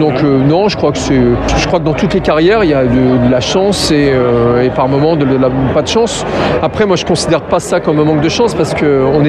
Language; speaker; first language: French; native; French